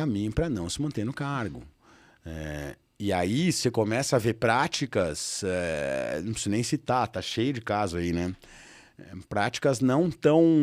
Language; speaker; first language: Portuguese; native; Portuguese